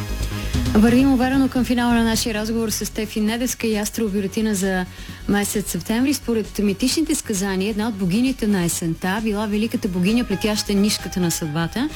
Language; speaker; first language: Bulgarian; native; Bulgarian